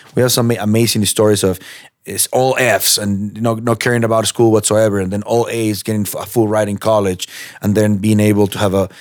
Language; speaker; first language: English; non-native, fluent; Spanish